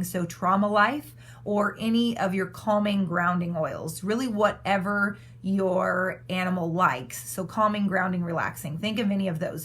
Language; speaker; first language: English; native; English